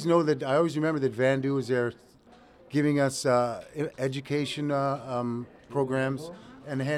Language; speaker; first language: English; native; English